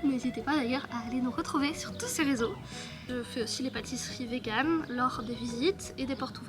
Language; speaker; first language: French; native; French